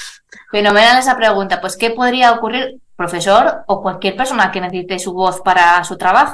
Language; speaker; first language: Spanish; native; Spanish